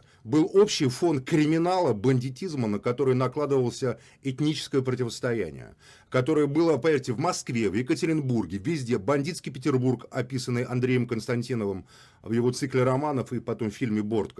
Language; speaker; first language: Russian; native; Russian